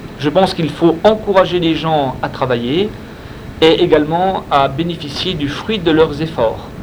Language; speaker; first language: French; non-native, fluent; Spanish